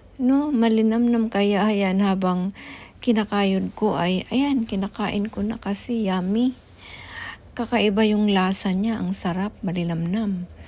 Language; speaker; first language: Filipino; non-native, local second language; Cebuano